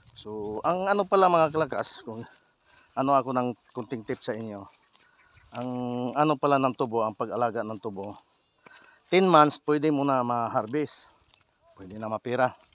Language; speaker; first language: Filipino; non-native, local second language; Hiligaynon